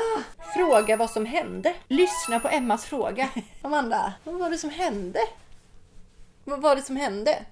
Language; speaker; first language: Swedish; native; Swedish